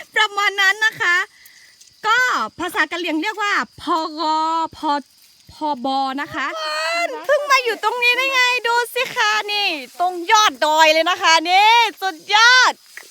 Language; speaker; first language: Thai; non-native, local second language; S'gaw Karen